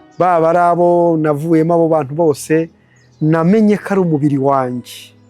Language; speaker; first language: Kinyarwanda; native; Kinyarwanda